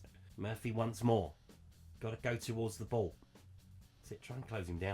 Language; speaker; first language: English; native; English